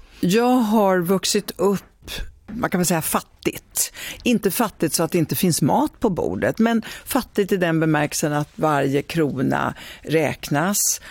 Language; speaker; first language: Swedish; early bilingual, other home language; Italian